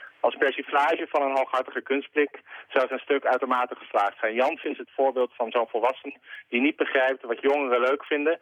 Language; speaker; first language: Dutch; native; Dutch